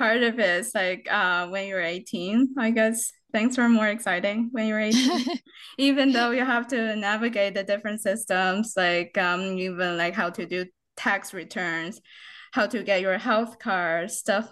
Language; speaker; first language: English; non-native, fluent; Chinese